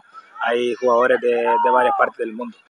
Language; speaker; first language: Spanish; native; Spanish